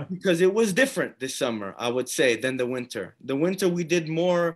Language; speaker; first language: English; native; English